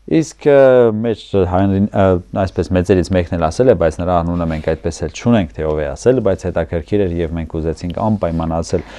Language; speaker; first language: Armenian; native; Armenian